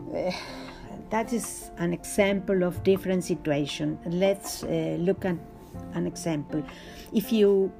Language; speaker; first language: English; non-native, learner; Spanish